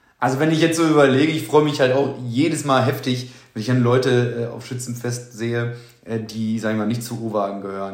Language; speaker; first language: German; native; German